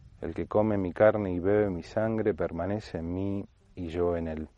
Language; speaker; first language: Spanish; native; Spanish